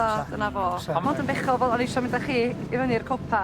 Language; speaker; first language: Welsh; native; Welsh